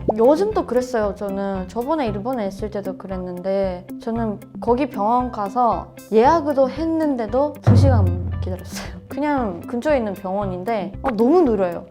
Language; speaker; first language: Korean; non-native, fluent; Japanese